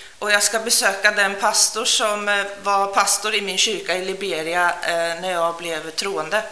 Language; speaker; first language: Swedish; native; Swedish